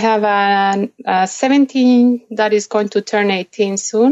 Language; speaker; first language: English; non-native, fluent; Spanish